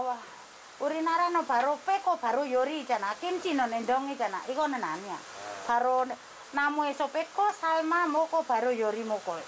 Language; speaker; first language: Korean; non-native, learner; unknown